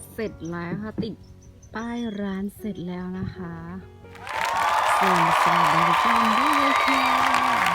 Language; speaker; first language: Thai; native; Thai